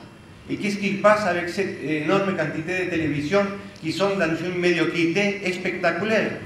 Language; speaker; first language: French; non-native, fluent; Spanish